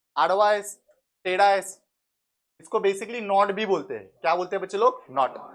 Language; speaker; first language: Hindi; non-native, local second language; Marathi